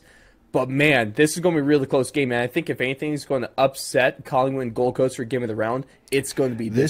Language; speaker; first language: English; native; English